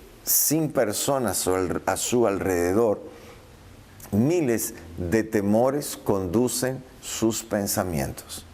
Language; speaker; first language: Spanish; native; Spanish